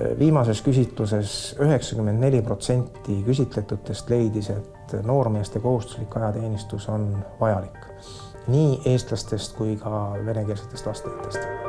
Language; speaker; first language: Estonian; native; Estonian